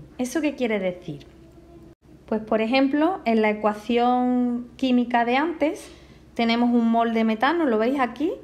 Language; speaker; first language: Spanish; native; Spanish